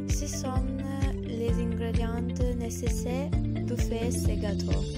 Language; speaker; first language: French; non-native, learner; Italian